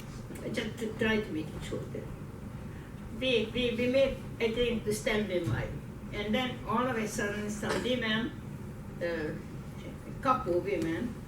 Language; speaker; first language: English; non-native, fluent; Hungarian